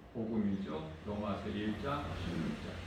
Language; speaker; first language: Korean; native; Korean